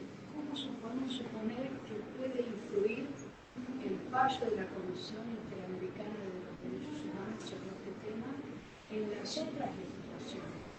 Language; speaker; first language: Spanish; non-native, fluent; Portuguese